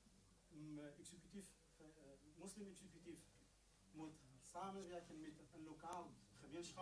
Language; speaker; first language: Dutch; non-native, local second language; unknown